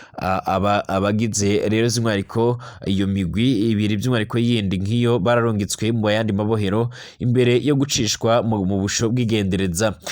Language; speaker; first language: Rundi; native; Rundi